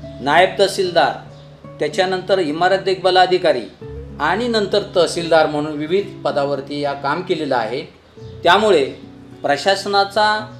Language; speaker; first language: Marathi; native; Marathi